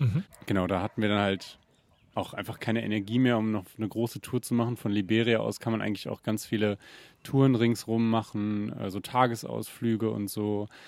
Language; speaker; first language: German; native; German